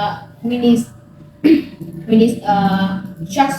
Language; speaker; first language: English; non-native, learner; Vietnamese